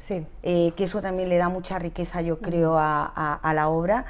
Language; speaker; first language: Spanish; native; Spanish